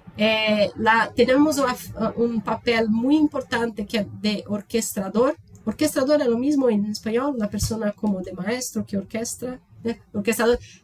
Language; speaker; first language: Spanish; non-native, learner; Portuguese